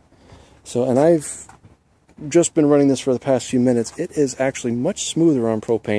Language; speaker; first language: English; native; English